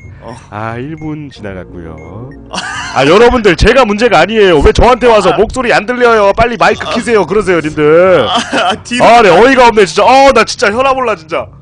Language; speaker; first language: Korean; native; Korean